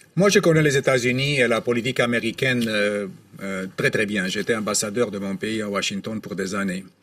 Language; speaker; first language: French; non-native, fluent; Romanian